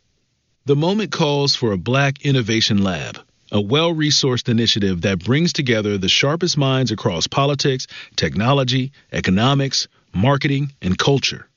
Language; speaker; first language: English; native; English